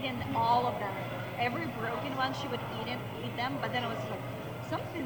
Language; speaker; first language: English; non-native, fluent; Ukrainian